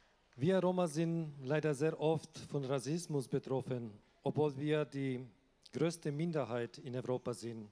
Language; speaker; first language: German; non-native, local second language; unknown